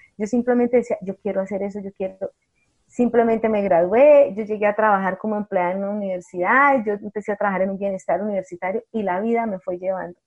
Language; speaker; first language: Spanish; native; Spanish